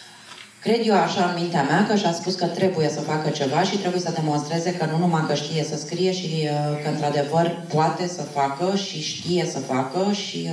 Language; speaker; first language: Romanian; native; Romanian